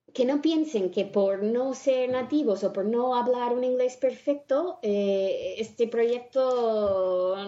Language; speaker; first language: Spanish; non-native, fluent; English